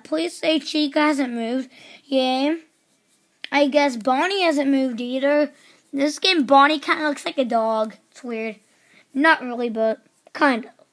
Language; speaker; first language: English; native; English